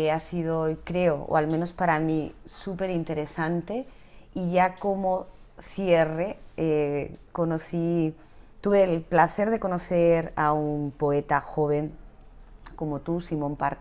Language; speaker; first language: Spanish; native; Spanish